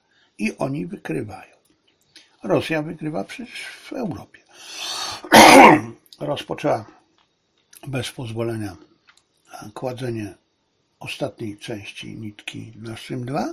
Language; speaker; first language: Polish; native; Polish